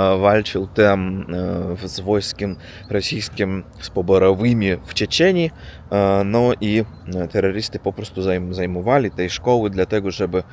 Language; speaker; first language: Polish; non-native, learner; Russian